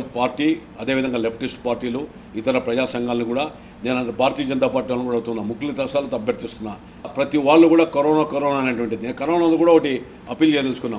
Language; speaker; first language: Telugu; native; Telugu